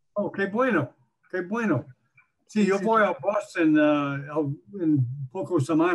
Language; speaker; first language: Spanish; non-native, learner; English